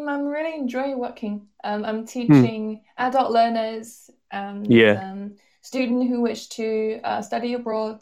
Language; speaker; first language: English; non-native, fluent; Chinese